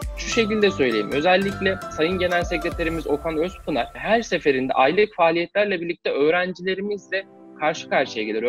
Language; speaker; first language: Turkish; native; Turkish